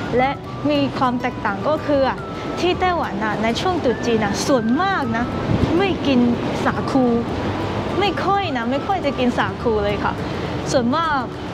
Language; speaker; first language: Thai; non-native, fluent; Chinese